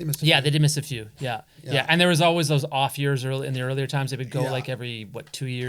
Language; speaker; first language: English; native; English